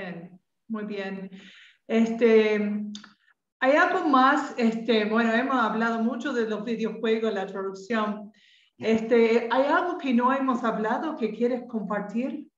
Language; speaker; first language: Spanish; non-native, fluent; English